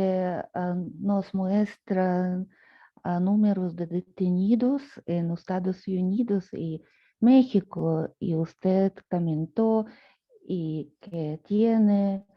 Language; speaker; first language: Spanish; non-native, fluent; Russian